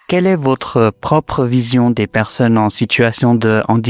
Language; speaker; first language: French; native; French